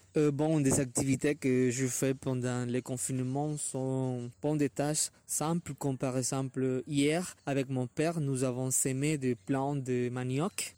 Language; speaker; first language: French; non-native, learner; Spanish